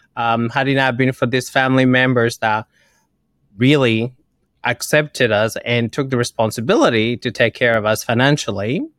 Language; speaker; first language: English; early bilingual, other home language; Kinyarwanda